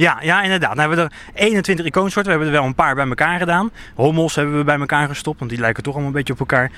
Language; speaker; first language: Dutch; native; Dutch